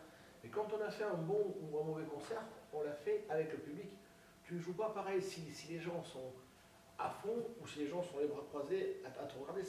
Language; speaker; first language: French; native; French